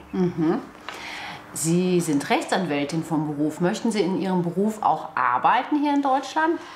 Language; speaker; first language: German; native; German